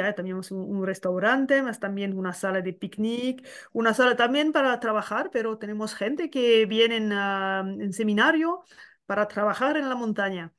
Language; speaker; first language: Spanish; non-native, learner; French